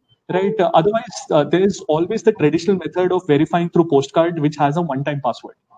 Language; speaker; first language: English; non-native, local second language; Hindi